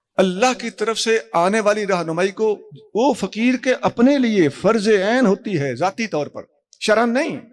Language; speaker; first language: Urdu; non-native, local second language; Punjabi